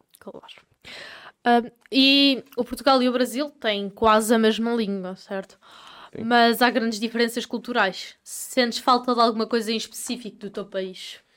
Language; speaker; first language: Portuguese; native; Portuguese